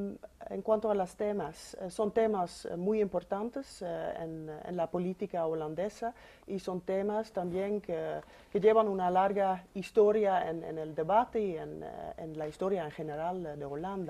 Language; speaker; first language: Spanish; non-native, fluent; Dutch